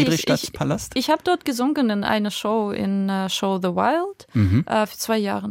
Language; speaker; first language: German; non-native, fluent; Russian